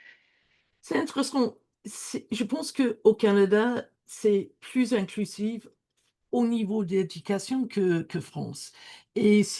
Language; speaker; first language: French; non-native, learner; English